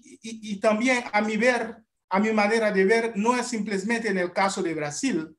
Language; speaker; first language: Spanish; non-native, fluent; Haitian Creole